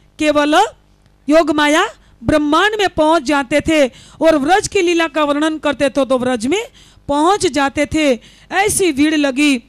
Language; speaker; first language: Hindi; non-native, local second language; Gujarati